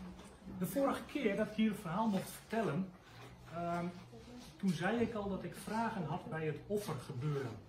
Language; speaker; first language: Dutch; native; Dutch